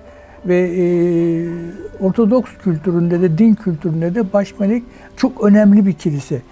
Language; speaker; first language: Turkish; native; Turkish